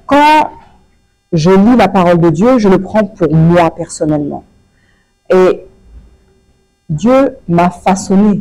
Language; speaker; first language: French; native; French